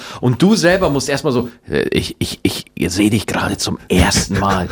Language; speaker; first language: German; native; German